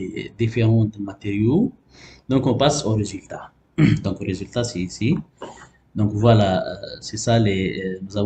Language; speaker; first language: French; non-native, local second language; Arabic